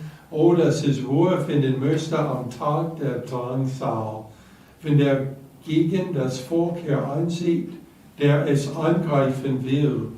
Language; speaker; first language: German; non-native, fluent; English